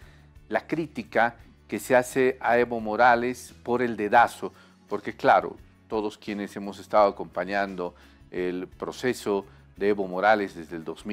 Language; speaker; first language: Spanish; native; Spanish